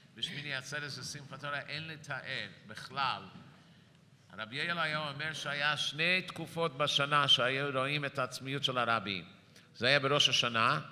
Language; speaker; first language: Hebrew; early bilingual, heritage; Yiddish